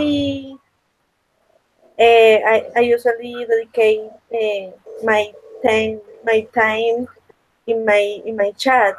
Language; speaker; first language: English; non-native, learner; Spanish